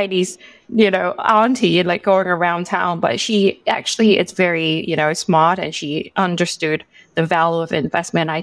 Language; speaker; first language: English; non-native, local second language; Cantonese